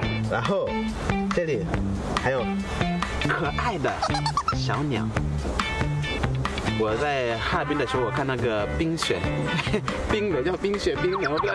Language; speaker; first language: Chinese; non-native, learner; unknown